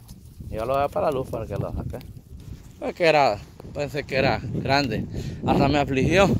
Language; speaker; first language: Spanish; native; Spanish